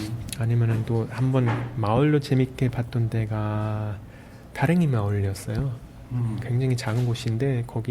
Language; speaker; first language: Korean; early bilingual, heritage; Korean